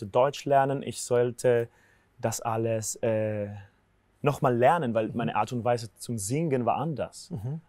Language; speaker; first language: German; non-native, fluent; Spanish